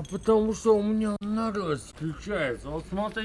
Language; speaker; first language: Russian; native; Russian